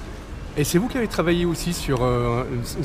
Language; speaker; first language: French; native; French